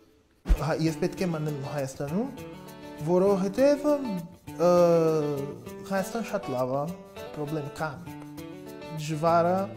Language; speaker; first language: Armenian; non-native, learner; Portuguese